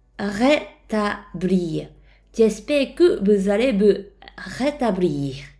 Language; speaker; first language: French; non-native, learner; Japanese